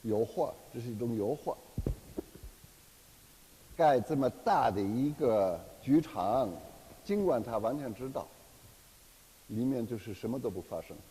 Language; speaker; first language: Chinese; non-native, fluent; German